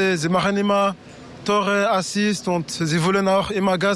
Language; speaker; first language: German; non-native, fluent; French